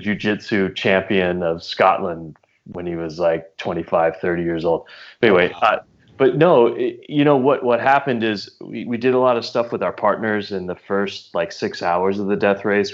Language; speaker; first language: English; native; English